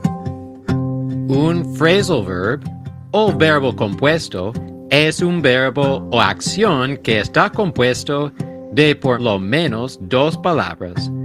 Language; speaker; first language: Spanish; native; Spanish